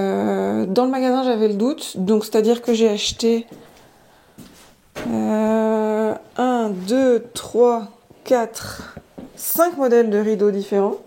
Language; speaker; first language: French; native; French